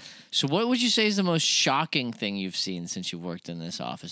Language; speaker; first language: English; native; English